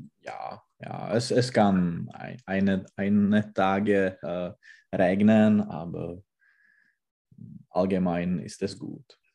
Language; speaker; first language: German; non-native, learner; Czech